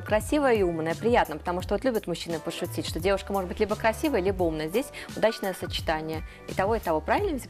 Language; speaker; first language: Russian; native; Russian